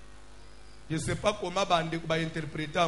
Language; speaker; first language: French; non-native, local second language; Lingala